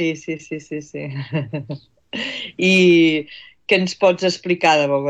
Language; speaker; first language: Catalan; native; Catalan